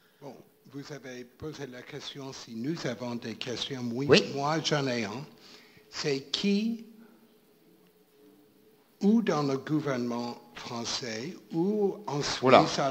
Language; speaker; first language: French; non-native, fluent; English